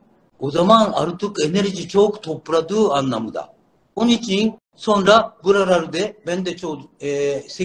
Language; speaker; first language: Turkish; non-native, learner; Japanese